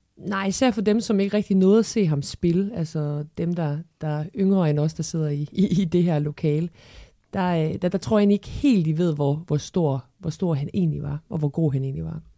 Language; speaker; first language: Danish; early bilingual, other home language; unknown